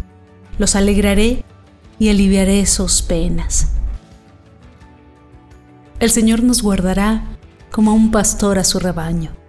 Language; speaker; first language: Spanish; native; Spanish